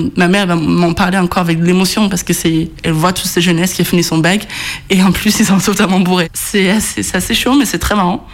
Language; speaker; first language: French; non-native, fluent; Danish